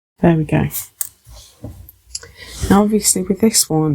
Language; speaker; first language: English; native; English